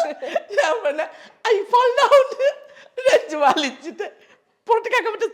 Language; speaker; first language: Malayalam; non-native, fluent; Assamese